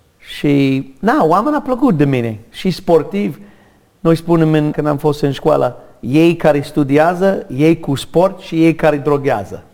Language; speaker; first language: Romanian; non-native, learner; English